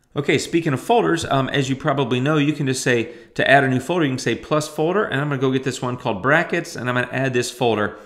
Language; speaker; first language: English; native; English